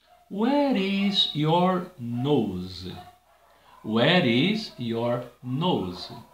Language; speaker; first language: English; non-native, fluent; Portuguese